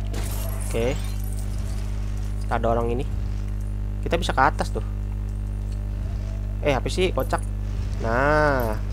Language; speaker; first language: Indonesian; native; Indonesian